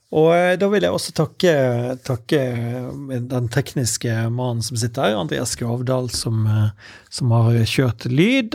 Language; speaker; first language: Norwegian; native; Norwegian